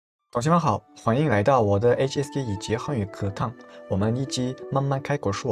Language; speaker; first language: Chinese; non-native, fluent; Uzbek